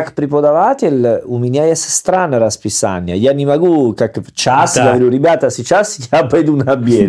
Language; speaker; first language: Russian; non-native, learner; Italian